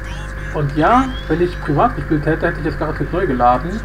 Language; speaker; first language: German; native; German